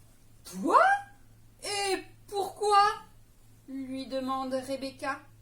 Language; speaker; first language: French; native; French